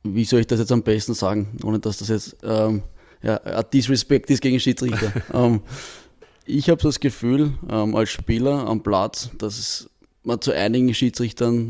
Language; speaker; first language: German; native; German